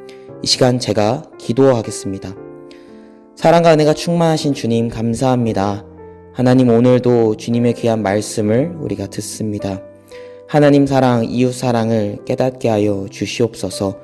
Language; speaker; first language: Korean; native; Korean